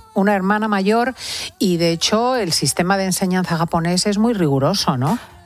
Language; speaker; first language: Spanish; native; Spanish